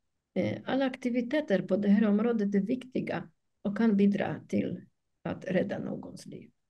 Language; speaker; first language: Swedish; non-native, fluent; Polish